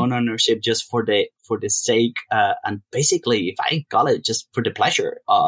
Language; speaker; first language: English; non-native, fluent; Spanish